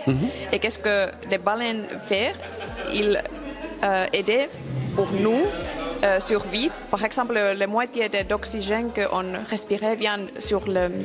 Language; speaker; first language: French; non-native, learner; Finnish